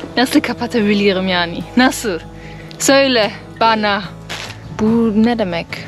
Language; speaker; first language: Turkish; non-native, learner; German